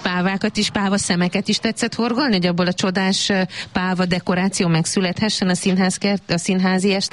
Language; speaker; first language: Hungarian; native; Hungarian